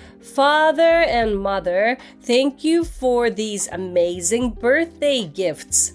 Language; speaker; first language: English; non-native, fluent; Japanese